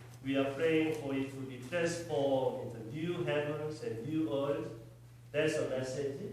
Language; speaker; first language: English; non-native, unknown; Korean